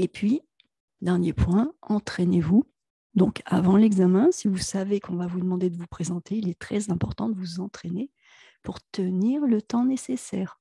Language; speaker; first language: French; native; French